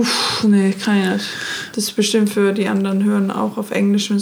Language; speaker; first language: German; non-native, fluent; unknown